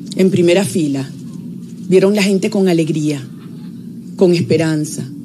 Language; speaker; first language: Spanish; native; Spanish